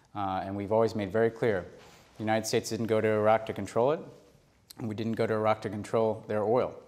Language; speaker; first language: English; native; English